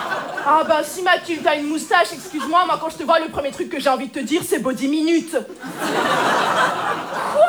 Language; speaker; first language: French; native; French